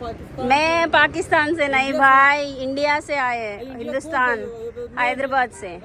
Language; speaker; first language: Hindi; non-native, local second language; Telugu